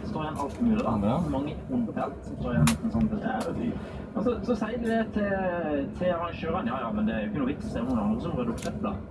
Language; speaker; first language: Norwegian; native; Norwegian